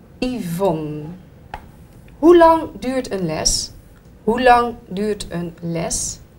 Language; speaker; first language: Dutch; native; Dutch